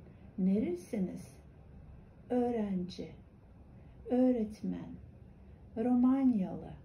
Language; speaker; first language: Turkish; non-native, fluent; Kazakh